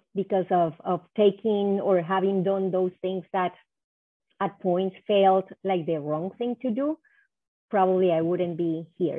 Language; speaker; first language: English; non-native, fluent; Spanish